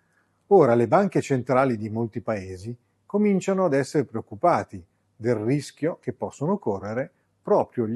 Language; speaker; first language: Italian; native; Italian